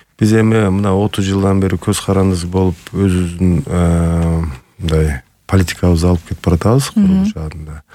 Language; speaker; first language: Kyrgyz; native; Kyrgyz